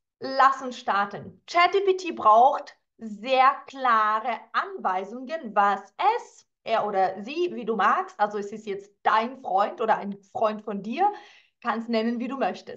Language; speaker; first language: German; non-native, fluent; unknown